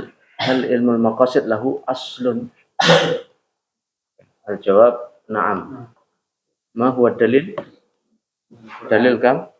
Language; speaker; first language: Arabic; non-native, fluent; Indonesian